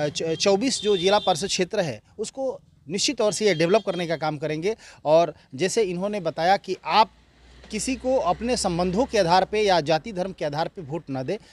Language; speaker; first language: Hindi; native; Hindi